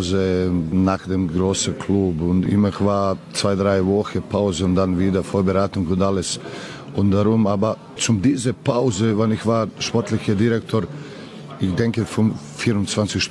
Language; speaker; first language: German; non-native, learner; Serbian